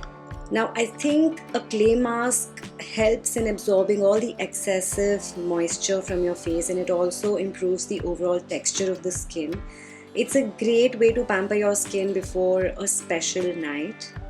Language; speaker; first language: English; non-native, local second language; Hindi